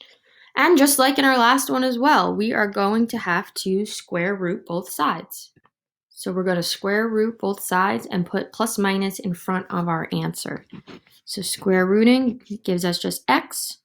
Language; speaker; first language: English; native; English